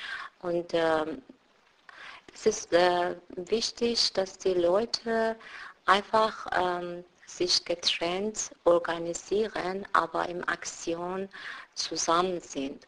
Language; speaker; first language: German; non-native, fluent; Persian